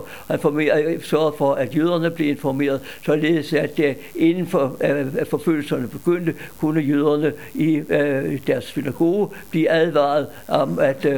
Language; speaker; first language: Danish; native; Danish